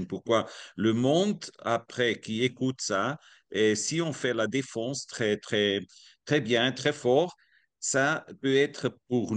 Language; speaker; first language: French; non-native, learner; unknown